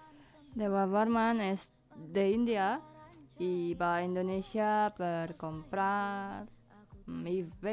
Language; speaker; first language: Catalan; non-native, learner; Indonesian